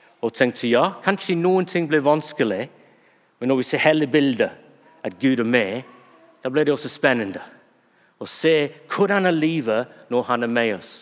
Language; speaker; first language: Norwegian; non-native, fluent; English